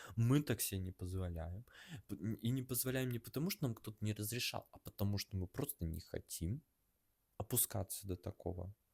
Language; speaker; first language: Russian; native; Russian